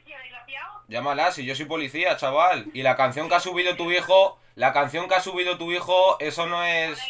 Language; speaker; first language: Spanish; native; Spanish